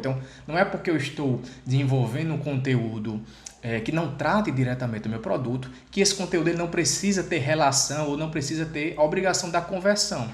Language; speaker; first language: Portuguese; native; Portuguese